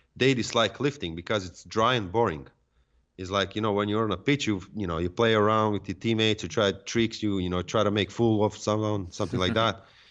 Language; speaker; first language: English; non-native, fluent; Serbian